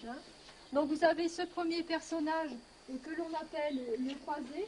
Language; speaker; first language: French; native; French